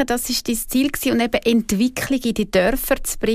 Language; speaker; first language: German; native; German